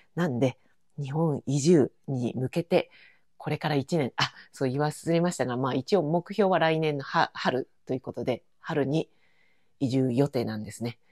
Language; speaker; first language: Japanese; native; Japanese